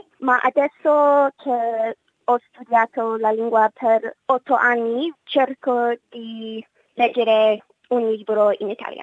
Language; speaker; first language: Italian; non-native, learner; English